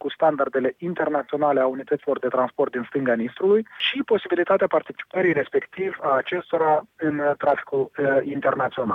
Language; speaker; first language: Romanian; native; Romanian